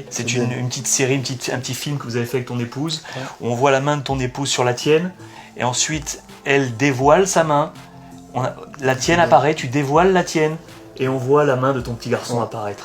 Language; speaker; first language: French; native; French